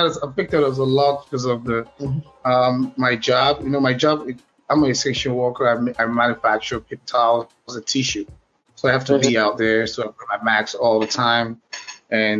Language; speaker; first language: English; non-native, local second language; Yoruba